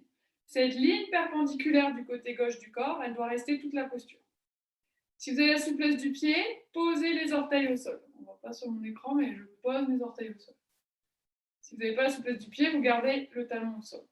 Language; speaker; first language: French; native; French